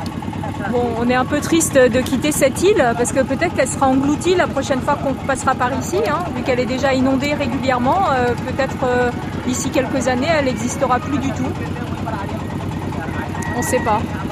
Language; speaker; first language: French; native; French